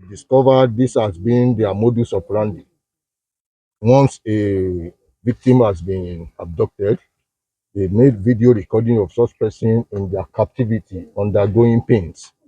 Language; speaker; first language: English; non-native, local second language; Yoruba